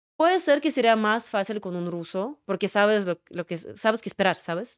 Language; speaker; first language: Spanish; non-native, fluent; Russian